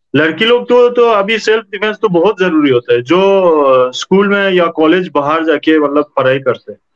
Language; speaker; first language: Hindi; native; Hindi